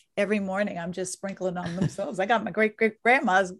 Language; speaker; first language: English; native; English